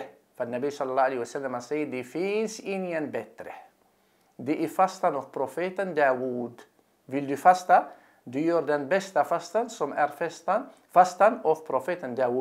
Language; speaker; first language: Swedish; non-native, fluent; Arabic